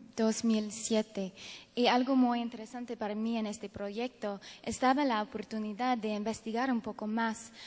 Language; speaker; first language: Spanish; non-native, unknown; English